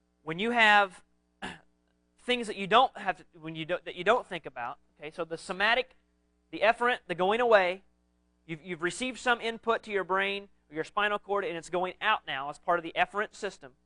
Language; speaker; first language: English; native; English